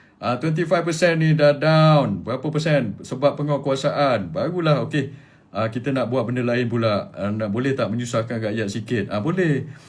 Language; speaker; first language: Malay; native; Malay